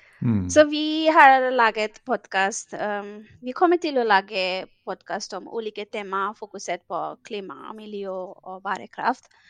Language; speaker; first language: Norwegian; non-native, fluent; Bangla